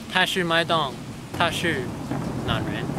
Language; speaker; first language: Chinese; non-native, learner; English